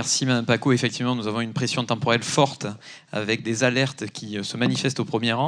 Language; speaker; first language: French; native; French